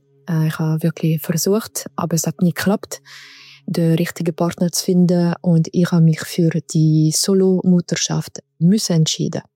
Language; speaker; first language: German; non-native, local second language; French